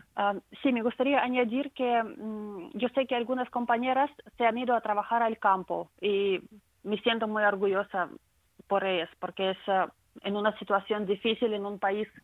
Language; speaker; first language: Spanish; non-native, fluent; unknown